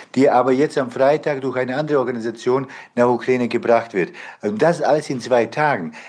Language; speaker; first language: German; non-native, fluent; Bosnian